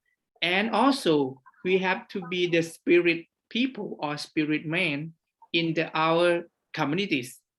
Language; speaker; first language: English; non-native, fluent; Thai